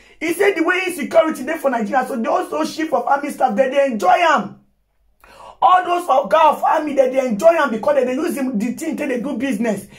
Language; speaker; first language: Nigerian Pidgin; non-native, local second language; Yoruba